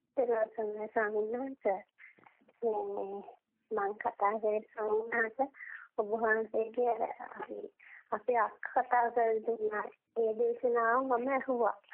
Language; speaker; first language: Sinhala; native; Sinhala